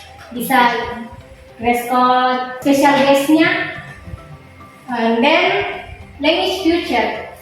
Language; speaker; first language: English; non-native, fluent; Indonesian